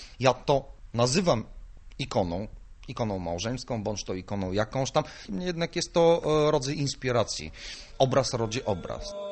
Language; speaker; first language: Polish; non-native, fluent; Bulgarian